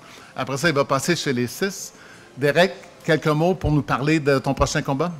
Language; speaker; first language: French; native; French